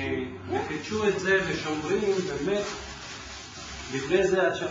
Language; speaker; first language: Hebrew; non-native, fluent; Ladino